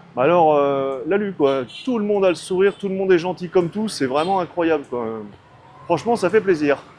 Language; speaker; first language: French; native; French